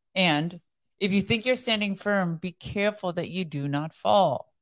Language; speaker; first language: English; early bilingual, other home language; Persian